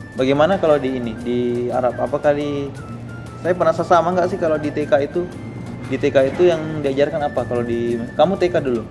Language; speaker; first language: Indonesian; native; Indonesian